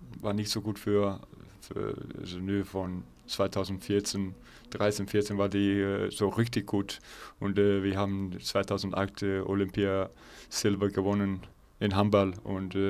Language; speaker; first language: German; non-native, fluent; Icelandic